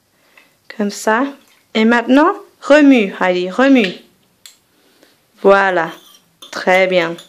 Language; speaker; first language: French; non-native, fluent; English